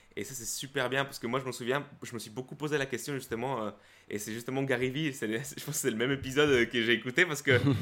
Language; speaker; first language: French; early bilingual, other home language; Spanish